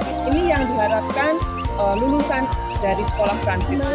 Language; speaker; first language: Indonesian; native; Indonesian